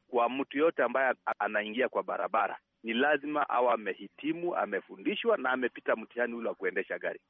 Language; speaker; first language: Swahili; non-native, local second language; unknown